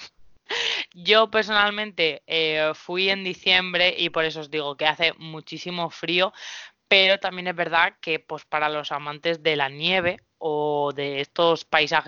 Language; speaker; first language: Spanish; native; Spanish